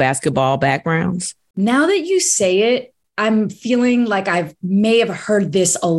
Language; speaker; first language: English; native; English